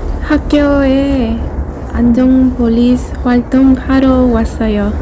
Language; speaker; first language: Korean; non-native, fluent; Spanish